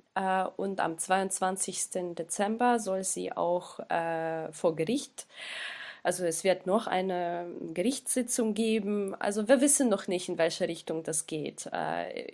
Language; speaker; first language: German; non-native, fluent; Ukrainian